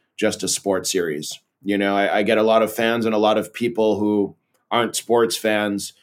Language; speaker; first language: English; early bilingual, other home language; Portuguese